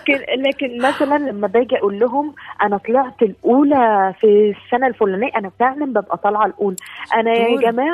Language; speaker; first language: Arabic; native; Arabic